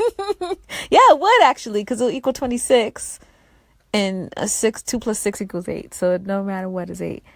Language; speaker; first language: English; native; English